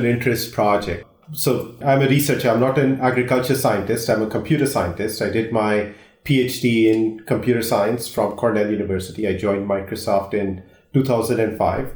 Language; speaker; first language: English; non-native, local second language; Hindi